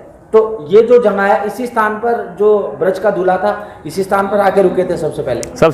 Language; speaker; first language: Hindi; native; Hindi